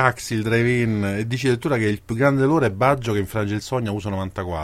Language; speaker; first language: Italian; native; Italian